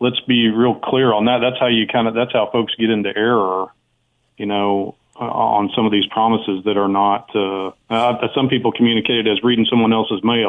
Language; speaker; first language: English; native; English